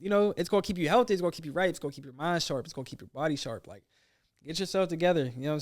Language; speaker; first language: English; native; English